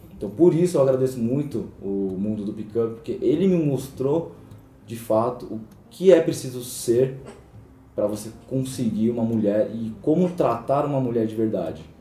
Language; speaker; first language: Portuguese; early bilingual, other home language; Korean